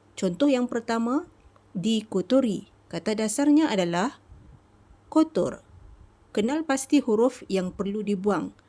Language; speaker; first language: Malay; native; Malay